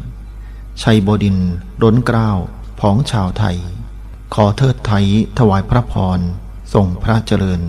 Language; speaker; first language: Thai; native; Thai